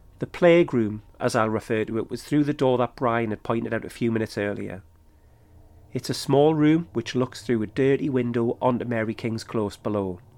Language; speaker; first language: English; native; English